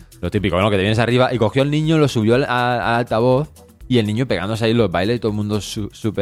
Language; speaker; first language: Spanish; native; Spanish